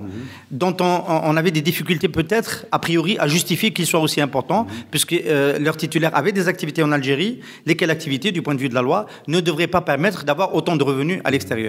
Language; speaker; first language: French; non-native, local second language; Arabic